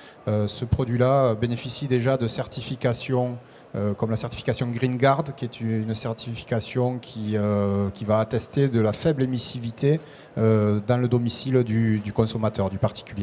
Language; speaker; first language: French; native; French